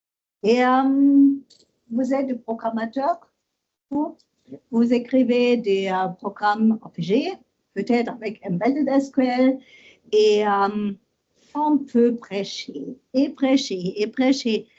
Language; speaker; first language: French; non-native, learner; German